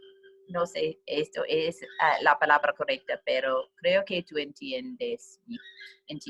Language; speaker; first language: Spanish; non-native, learner; English